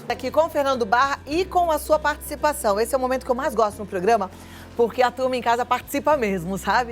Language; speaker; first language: Portuguese; native; Portuguese